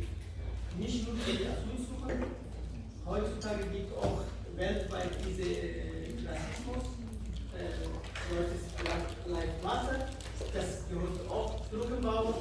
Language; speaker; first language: German; non-native, fluent; Somali